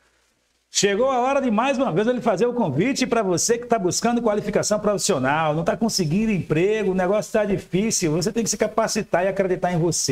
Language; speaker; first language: Portuguese; native; Portuguese